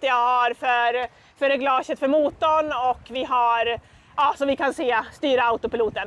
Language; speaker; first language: Swedish; native; Swedish